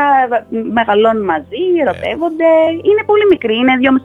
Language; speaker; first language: Greek; native; Greek